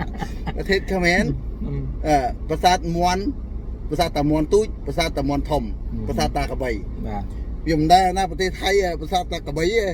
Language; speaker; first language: Thai; non-native, fluent; Khmer